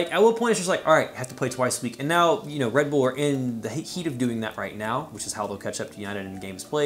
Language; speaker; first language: English; native; English